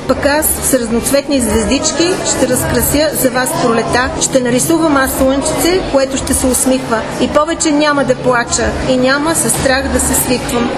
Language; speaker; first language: Bulgarian; native; Bulgarian